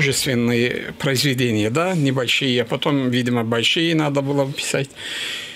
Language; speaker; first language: Russian; non-native, local second language; Azerbaijani